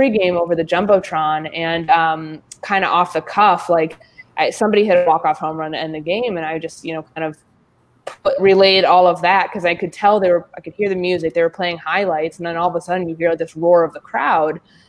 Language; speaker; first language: English; native; English